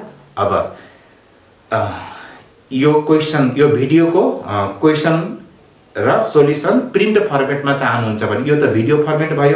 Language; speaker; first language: Nepali; native; Nepali